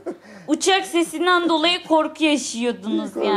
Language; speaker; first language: Turkish; native; Turkish